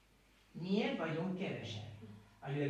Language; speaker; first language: Hungarian; non-native, learner; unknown